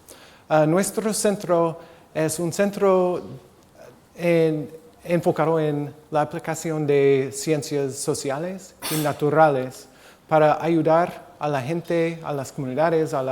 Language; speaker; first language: Spanish; non-native, fluent; English